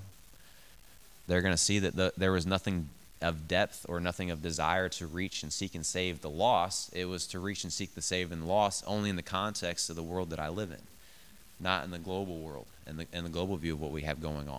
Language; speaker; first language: English; native; English